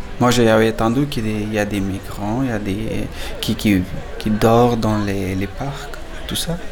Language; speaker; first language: French; non-native, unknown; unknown